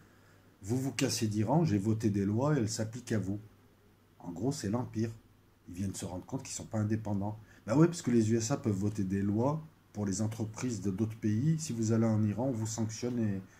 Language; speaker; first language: French; native; French